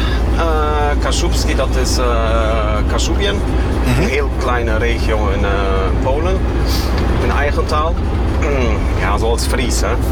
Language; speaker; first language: Dutch; non-native, fluent; German